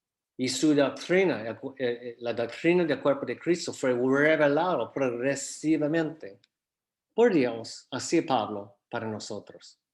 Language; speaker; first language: Spanish; non-native, fluent; English